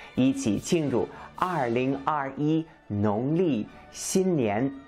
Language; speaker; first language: Chinese; non-native, fluent; English